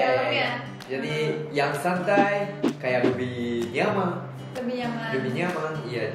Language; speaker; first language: Indonesian; non-native, learner; Japanese